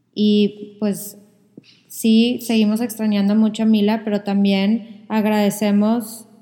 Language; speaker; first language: Spanish; native; Spanish